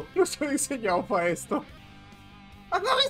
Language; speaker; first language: Spanish; native; Spanish